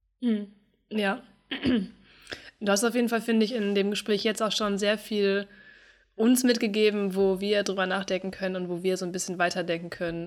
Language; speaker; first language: German; native; German